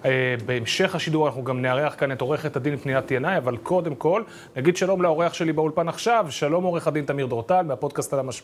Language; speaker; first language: Hebrew; native; Hebrew